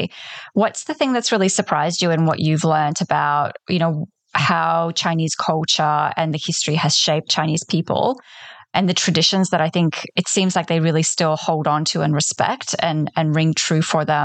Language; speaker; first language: English; non-native, fluent; Polish